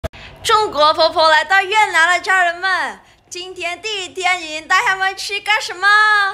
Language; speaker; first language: Chinese; non-native, fluent; Vietnamese